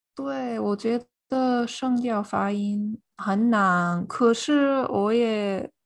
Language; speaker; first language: Chinese; non-native, fluent; English